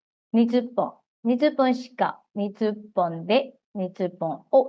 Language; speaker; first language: Japanese; non-native, fluent; Burmese